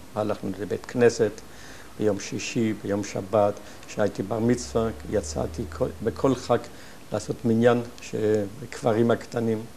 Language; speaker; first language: Hebrew; non-native, fluent; German